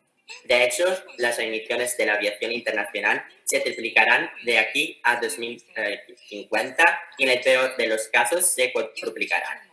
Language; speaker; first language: Spanish; non-native, fluent; Italian